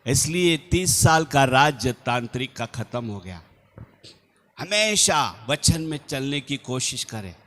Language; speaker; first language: Hindi; non-native, local second language; Telugu